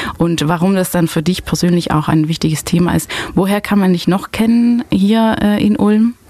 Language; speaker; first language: German; non-native, fluent; Dutch